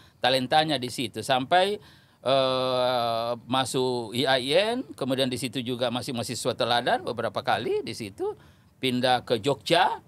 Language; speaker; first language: Indonesian; non-native, local second language; Buginese